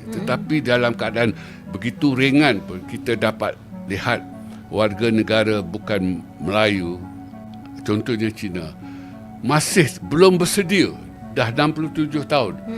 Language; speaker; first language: Malay; native; Malay